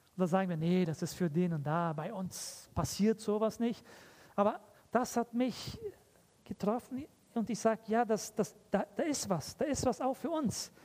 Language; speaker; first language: German; early bilingual, heritage; German